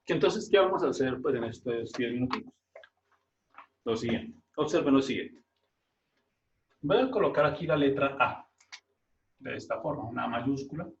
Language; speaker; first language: Spanish; native; Spanish